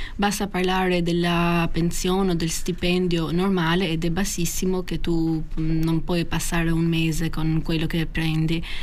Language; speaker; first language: Italian; non-native, fluent; Albanian